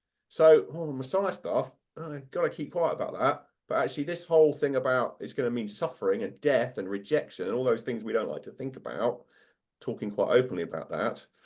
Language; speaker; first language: English; native; English